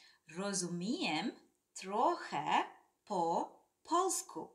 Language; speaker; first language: Polish; non-native, fluent; Sinhala